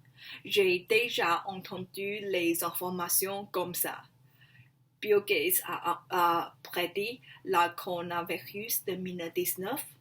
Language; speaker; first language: French; non-native, learner; Chinese